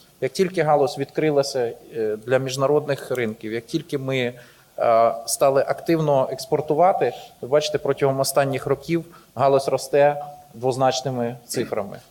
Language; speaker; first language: Ukrainian; native; Ukrainian